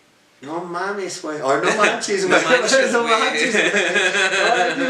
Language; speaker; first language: Spanish; non-native, learner; English